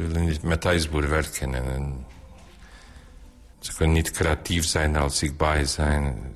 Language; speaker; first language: Dutch; non-native, learner; Bosnian